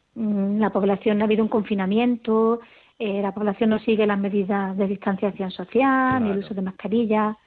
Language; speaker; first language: Spanish; native; Spanish